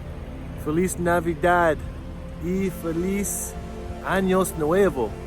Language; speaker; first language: Spanish; non-native, learner; English